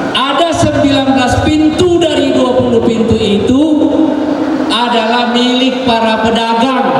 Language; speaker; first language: Indonesian; non-native, local second language; Buginese